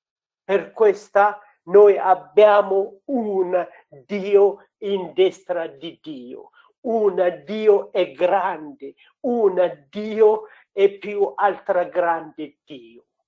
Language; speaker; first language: Italian; non-native, learner; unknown